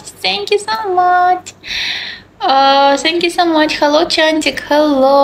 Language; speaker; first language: English; non-native, learner; Russian